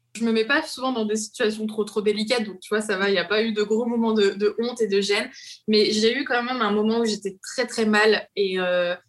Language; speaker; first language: French; native; French